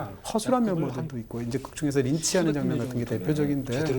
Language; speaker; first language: Korean; native; Korean